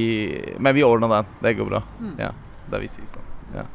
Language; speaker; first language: Norwegian; non-native, learner; Turkish